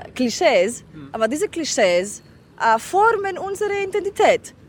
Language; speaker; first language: German; non-native, fluent; Greek